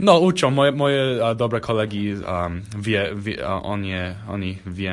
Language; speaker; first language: Polish; early bilingual, heritage; Polish